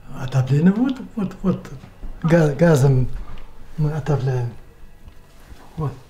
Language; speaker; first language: Russian; non-native, local second language; Uzbek